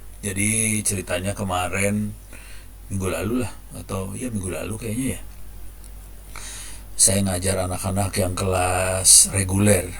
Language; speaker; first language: Indonesian; native; Indonesian